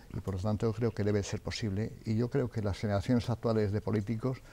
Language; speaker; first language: Spanish; native; Spanish